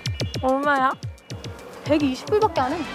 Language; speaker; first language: Korean; native; Korean